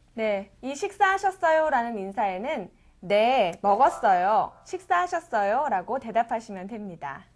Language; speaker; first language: Korean; native; Korean